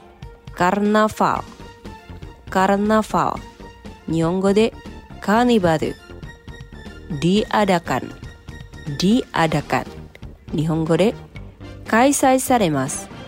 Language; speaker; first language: Japanese; non-native, fluent; Indonesian